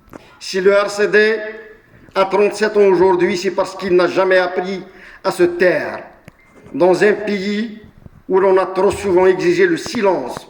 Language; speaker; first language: French; non-native, local second language; Kabyle